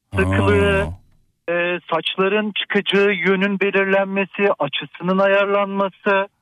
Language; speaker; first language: Turkish; native; Turkish